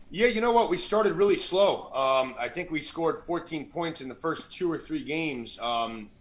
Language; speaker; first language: English; native; English